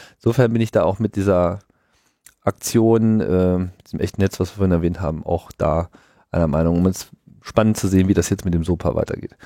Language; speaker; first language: German; native; German